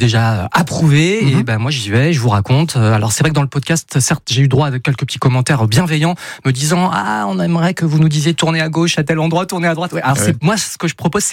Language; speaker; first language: French; native; French